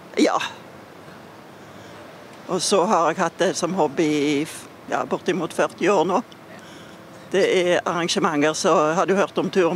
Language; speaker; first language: Norwegian; native; Norwegian